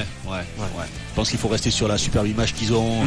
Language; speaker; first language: French; native; French